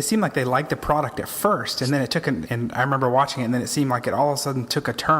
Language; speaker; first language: English; native; English